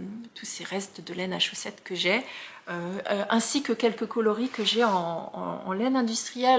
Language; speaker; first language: French; native; French